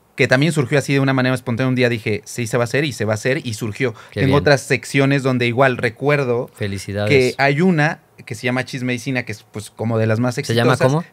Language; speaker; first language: Spanish; native; Spanish